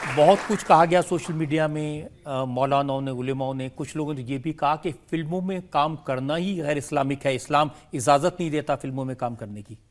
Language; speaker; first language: Hindi; native; Hindi